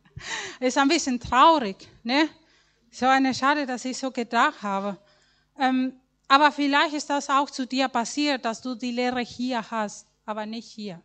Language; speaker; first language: German; non-native, learner; Spanish